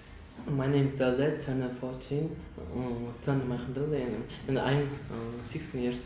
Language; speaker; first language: English; non-native, learner; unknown